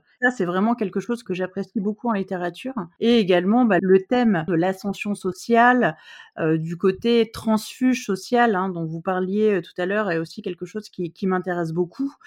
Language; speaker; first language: French; native; French